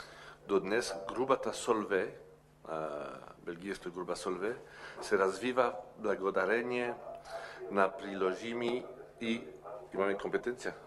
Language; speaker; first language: Bulgarian; non-native, learner; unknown